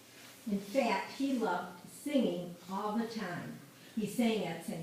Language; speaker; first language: English; native; English